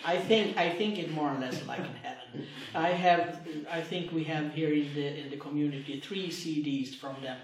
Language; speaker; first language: English; non-native, fluent; Swedish